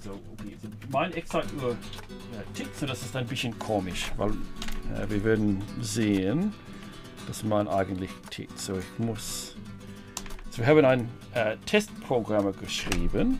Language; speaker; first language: German; non-native, fluent; English